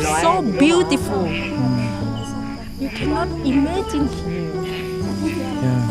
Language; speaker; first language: English; non-native, learner; Thai